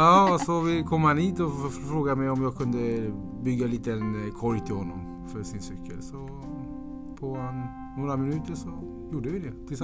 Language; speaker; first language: Swedish; non-native, fluent; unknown